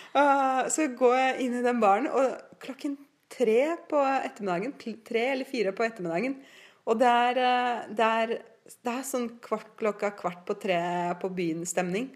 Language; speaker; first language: Norwegian; non-native, fluent; Russian